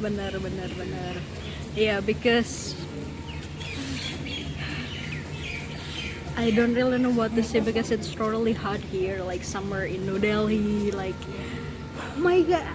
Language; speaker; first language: English; non-native, learner; Indonesian